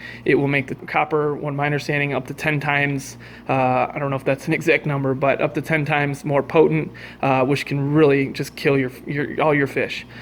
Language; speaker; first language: English; native; English